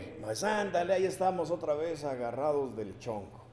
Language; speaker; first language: Spanish; native; Spanish